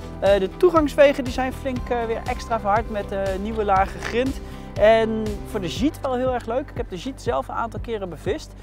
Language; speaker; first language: Dutch; native; Dutch